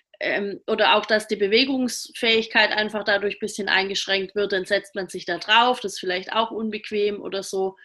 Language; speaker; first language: German; native; German